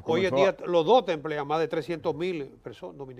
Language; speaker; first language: Spanish; native; Spanish